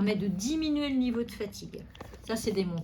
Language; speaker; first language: French; native; French